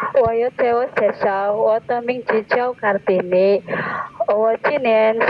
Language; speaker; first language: Chinese; non-native, learner; Javanese